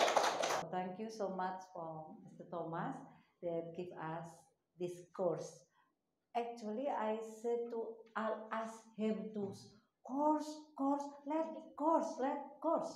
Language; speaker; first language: English; non-native, learner; Indonesian